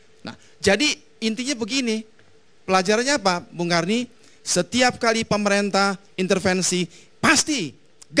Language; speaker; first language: Indonesian; native; Indonesian